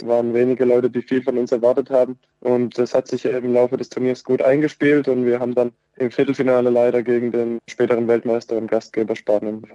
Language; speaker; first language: German; native; German